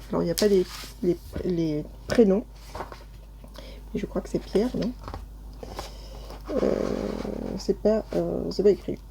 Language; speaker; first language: French; native; French